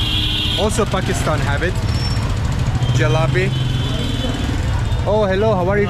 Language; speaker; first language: English; non-native, fluent; Azerbaijani